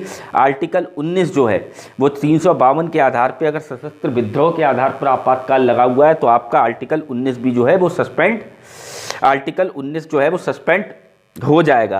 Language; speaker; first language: Hindi; native; Hindi